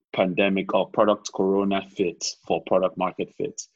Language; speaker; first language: English; non-native, local second language; Yoruba